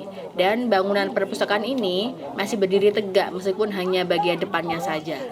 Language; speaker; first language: Indonesian; native; Indonesian